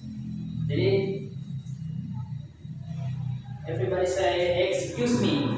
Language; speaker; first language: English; non-native, learner; Indonesian